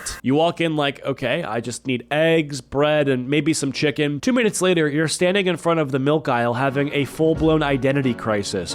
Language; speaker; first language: English; native; English